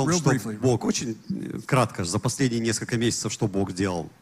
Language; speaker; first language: Russian; native; Russian